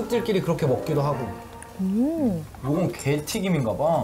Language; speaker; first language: Korean; native; Korean